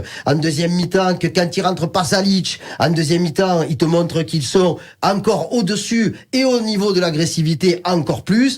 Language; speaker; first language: French; native; French